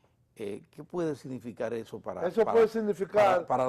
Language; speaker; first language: Spanish; native; Spanish